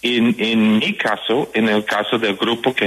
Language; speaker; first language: Spanish; non-native, fluent; English